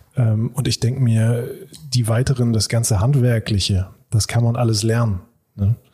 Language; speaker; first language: German; native; German